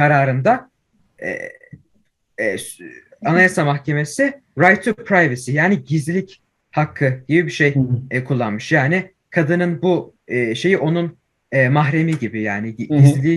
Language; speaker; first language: Turkish; early bilingual, heritage; Turkish